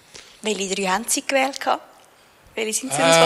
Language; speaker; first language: German; native; German